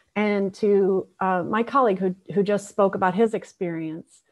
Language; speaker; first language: English; native; English